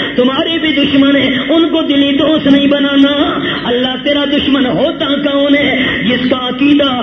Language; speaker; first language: Urdu; non-native, local second language; Punjabi